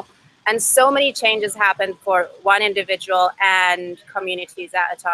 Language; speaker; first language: English; non-native, fluent; Persian